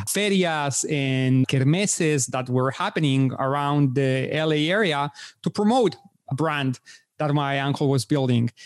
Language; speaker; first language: English; non-native, fluent; Spanish